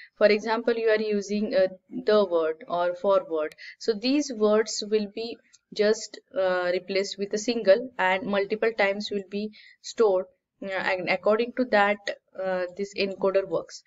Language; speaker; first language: English; non-native, local second language; Marathi